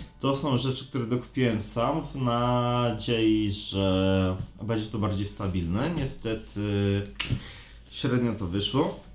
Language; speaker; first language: Polish; native; Polish